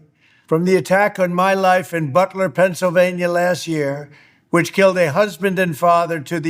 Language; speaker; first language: English; native; English